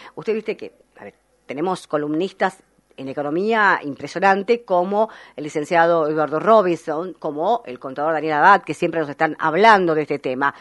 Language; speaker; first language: Spanish; native; Spanish